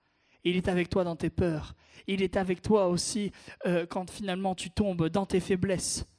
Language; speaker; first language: French; native; French